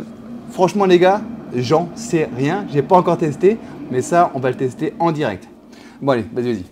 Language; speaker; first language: French; native; French